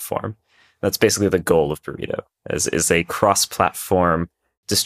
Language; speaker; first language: English; native; English